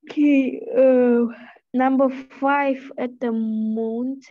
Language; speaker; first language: English; non-native, learner; Russian